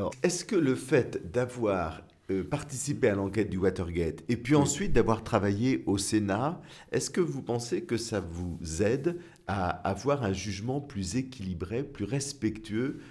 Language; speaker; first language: French; native; French